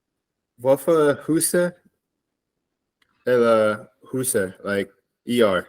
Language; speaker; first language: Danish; non-native, learner; English